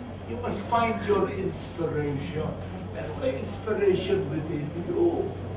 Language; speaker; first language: English; non-native, local second language; Filipino